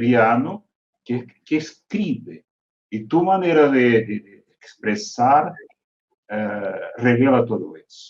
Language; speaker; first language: Spanish; non-native, fluent; Portuguese